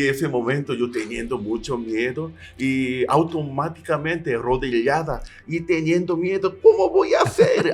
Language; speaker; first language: Spanish; non-native, learner; Korean